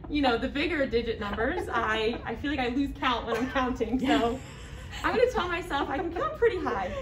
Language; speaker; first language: English; native; English